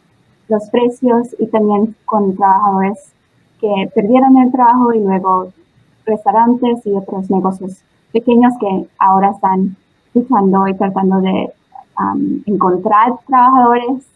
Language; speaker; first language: Spanish; early bilingual, heritage; Spanish